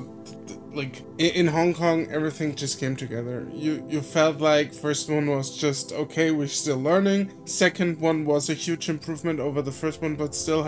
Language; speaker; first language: English; non-native, fluent; German